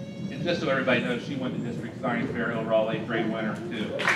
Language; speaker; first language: English; native; English